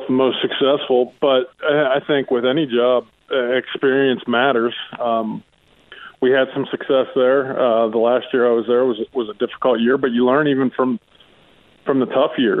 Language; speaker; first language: English; native; English